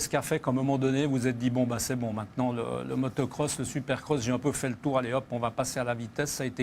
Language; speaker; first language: French; native; French